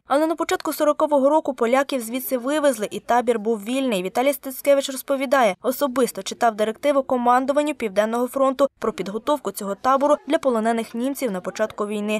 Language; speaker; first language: Ukrainian; native; Ukrainian